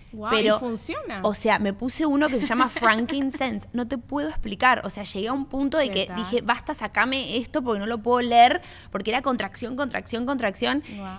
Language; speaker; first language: Spanish; native; Spanish